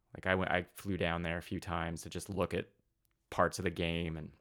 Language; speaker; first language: English; native; English